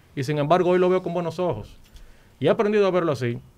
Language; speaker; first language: Spanish; native; Spanish